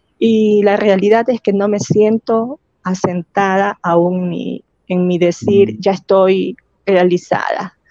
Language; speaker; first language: Spanish; native; Spanish